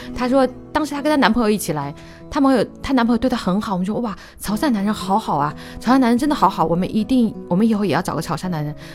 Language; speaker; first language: Chinese; native; Chinese